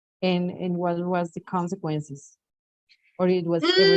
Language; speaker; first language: English; non-native, fluent; Spanish